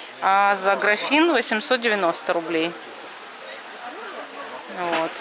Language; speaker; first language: Russian; native; Russian